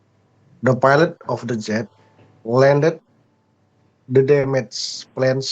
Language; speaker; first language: English; non-native, learner; Indonesian